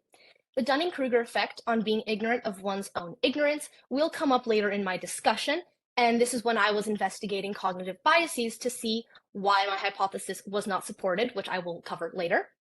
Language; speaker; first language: English; native; English